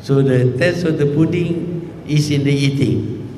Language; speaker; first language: English; non-native, local second language; Malay